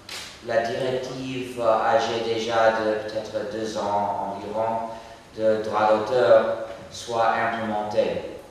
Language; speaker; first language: French; non-native, fluent; English